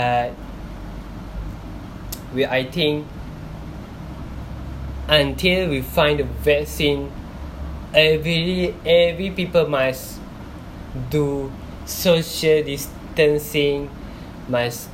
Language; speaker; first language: English; non-native, local second language; Malay